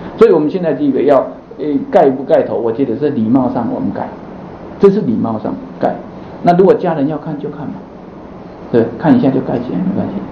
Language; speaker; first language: Chinese; native; Chinese